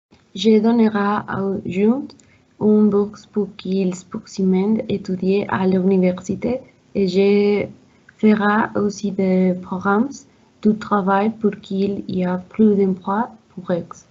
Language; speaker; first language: French; non-native, learner; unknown